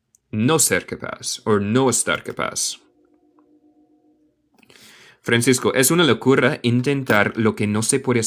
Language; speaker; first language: Spanish; non-native, learner; English